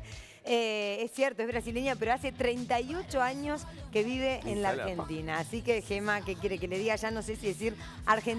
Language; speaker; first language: Spanish; native; Spanish